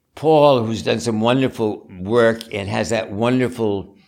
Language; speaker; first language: English; native; English